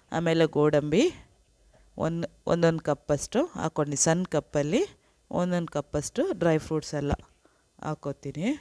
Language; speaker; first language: Kannada; non-native, local second language; Urdu